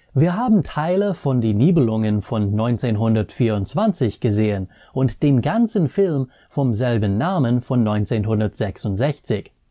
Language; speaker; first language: German; non-native, fluent; English